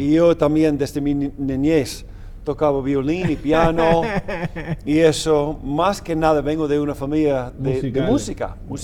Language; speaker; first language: Spanish; non-native, fluent; English